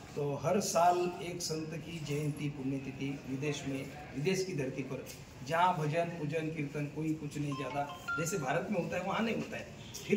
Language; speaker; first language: Hindi; non-native, local second language; Marathi